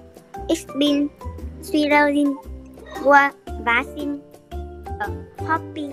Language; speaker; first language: German; non-native, learner; Vietnamese